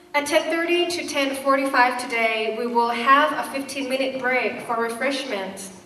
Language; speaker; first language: English; non-native, fluent; Thai